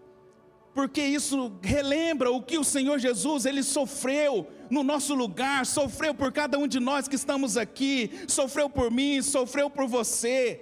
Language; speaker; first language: Portuguese; native; Portuguese